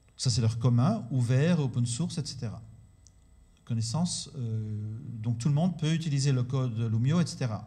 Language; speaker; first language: French; native; French